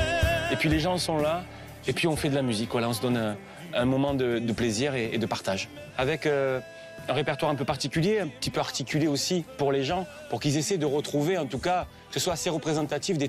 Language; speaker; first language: French; native; French